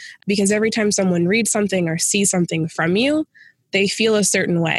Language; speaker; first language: English; native; English